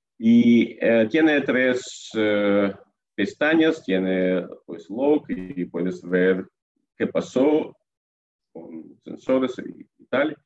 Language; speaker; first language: Spanish; non-native, learner; Russian